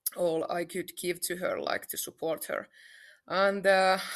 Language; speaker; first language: English; non-native, fluent; Finnish